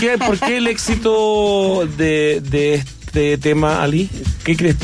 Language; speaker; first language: Spanish; native; Spanish